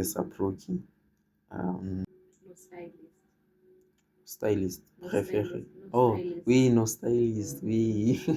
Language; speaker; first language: French; non-native, learner; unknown